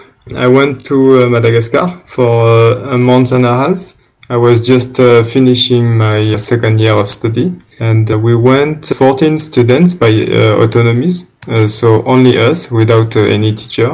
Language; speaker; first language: English; non-native, fluent; French